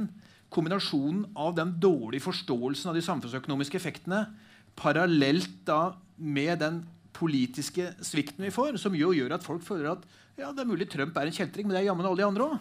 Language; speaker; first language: Norwegian; native; Norwegian